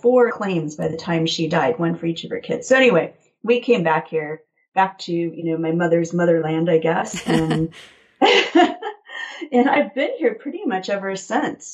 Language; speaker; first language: English; native; English